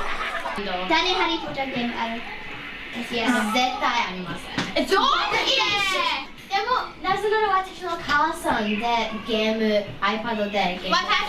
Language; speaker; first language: Japanese; non-native, learner; English